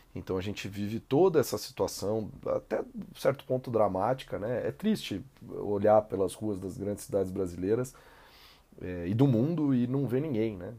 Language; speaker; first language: Portuguese; native; Portuguese